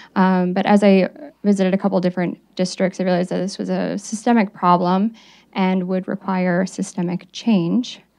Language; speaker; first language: English; native; English